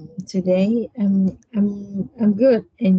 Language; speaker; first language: English; non-native, learner; Vietnamese